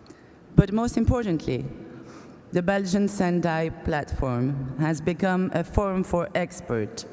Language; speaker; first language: English; non-native, fluent; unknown